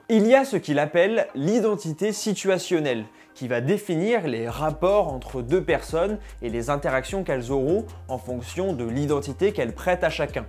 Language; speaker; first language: French; native; French